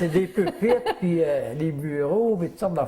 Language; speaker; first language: French; native; French